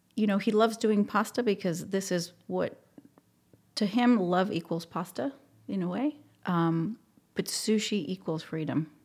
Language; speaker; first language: English; non-native, fluent; Spanish